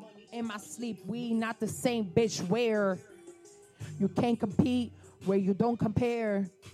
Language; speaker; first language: English; native; English